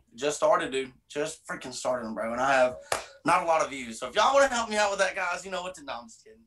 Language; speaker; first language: English; native; English